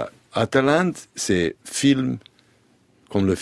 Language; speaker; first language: French; non-native, learner; Serbian